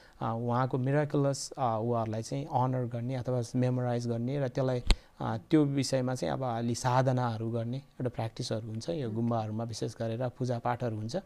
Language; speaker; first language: Nepali; non-native, local second language; Eastern Tamang